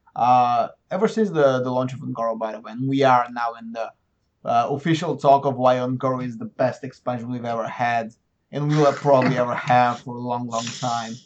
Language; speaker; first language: English; non-native, fluent; Bulgarian